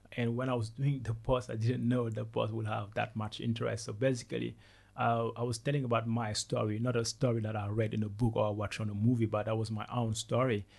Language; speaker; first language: English; non-native, fluent; Wolof